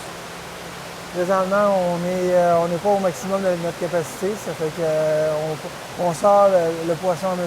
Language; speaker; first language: French; native; French